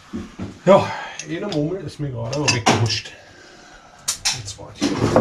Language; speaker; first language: German; native; German